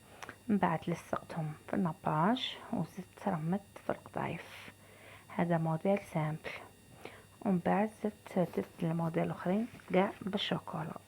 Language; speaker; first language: Arabic; native; Arabic